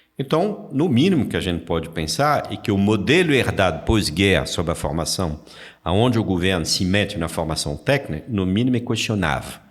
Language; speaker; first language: Portuguese; non-native, fluent; French